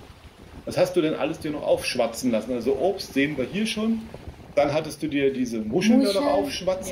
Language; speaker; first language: German; native; German